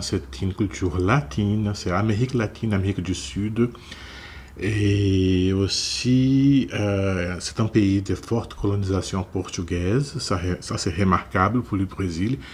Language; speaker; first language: French; non-native, fluent; Portuguese